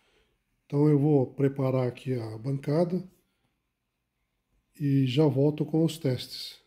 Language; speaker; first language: Portuguese; native; Portuguese